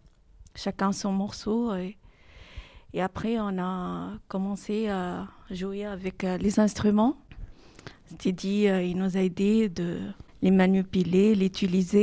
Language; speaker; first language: French; non-native, learner; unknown